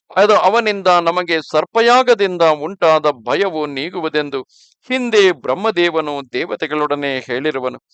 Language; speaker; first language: Kannada; native; Kannada